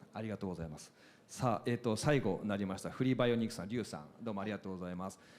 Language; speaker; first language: Japanese; native; Japanese